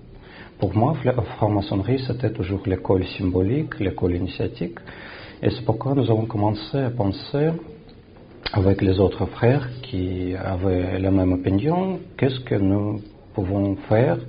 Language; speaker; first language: French; non-native, fluent; Russian